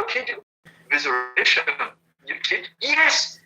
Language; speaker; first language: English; non-native, learner; Portuguese